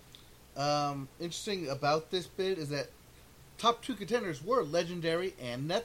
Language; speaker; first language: English; native; English